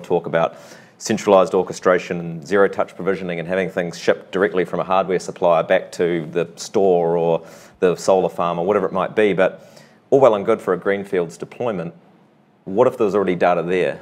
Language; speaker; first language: English; native; English